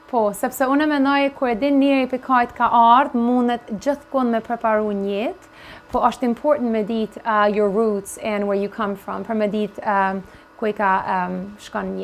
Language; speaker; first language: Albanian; early bilingual, heritage; Albanian